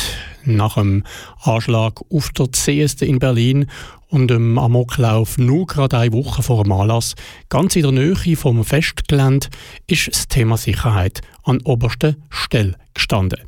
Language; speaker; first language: German; native; German